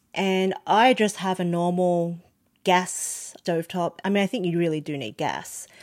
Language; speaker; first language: English; non-native, local second language; Cantonese